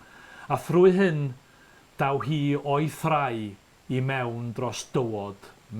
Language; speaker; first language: Welsh; native; Welsh